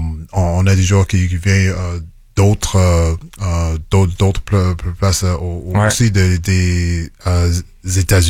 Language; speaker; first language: French; non-native, local second language; English